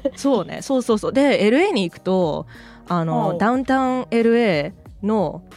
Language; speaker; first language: Japanese; early bilingual, heritage; English